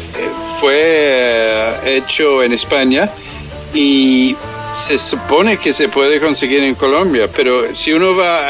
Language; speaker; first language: Spanish; early bilingual, heritage; English